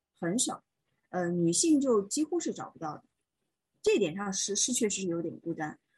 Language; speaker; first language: Chinese; native; Chinese